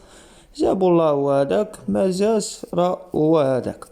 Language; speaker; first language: Arabic; native; Arabic